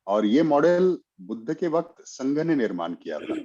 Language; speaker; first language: Hindi; non-native, local second language; Marathi